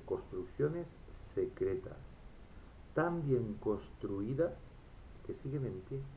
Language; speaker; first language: Spanish; native; Spanish